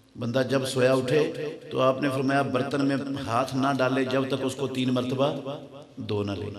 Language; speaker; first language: Urdu; non-native, local second language; Punjabi